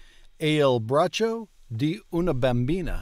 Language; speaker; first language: Italian; non-native, learner; English